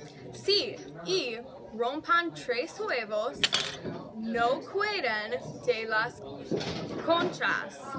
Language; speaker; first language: Spanish; non-native, learner; English